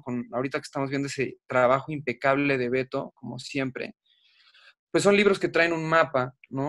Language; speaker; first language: Spanish; native; Spanish